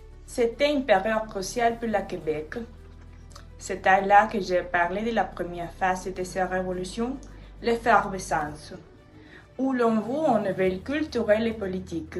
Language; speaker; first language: French; non-native, learner; Spanish